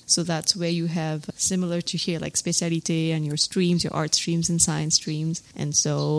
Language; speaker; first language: English; native; English